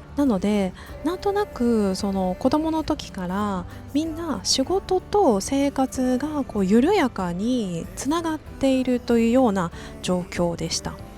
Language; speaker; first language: Japanese; native; Japanese